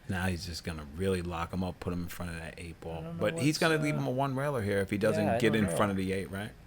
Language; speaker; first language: English; native; English